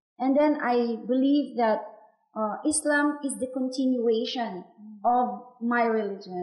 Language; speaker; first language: English; non-native, local second language; Filipino